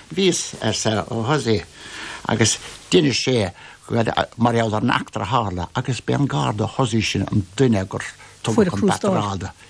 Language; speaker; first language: Irish; native; Irish